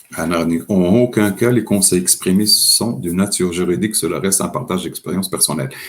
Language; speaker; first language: French; non-native, local second language; Arabic